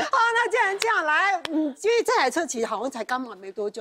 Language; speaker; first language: Chinese; native; Chinese